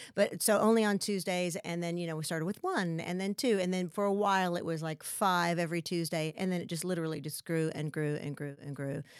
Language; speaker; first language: English; native; English